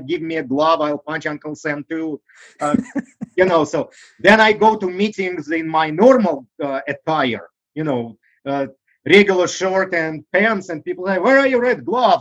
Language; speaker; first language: English; non-native, fluent; Russian